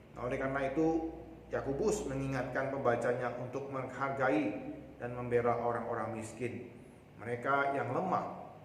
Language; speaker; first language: Indonesian; native; Indonesian